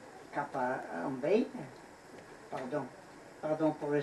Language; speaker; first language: Spanish; non-native, fluent; French